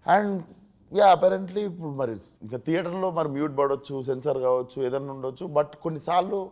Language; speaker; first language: Telugu; native; Telugu